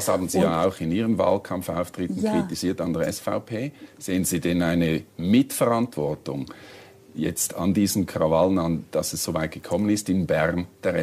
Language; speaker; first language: German; native; German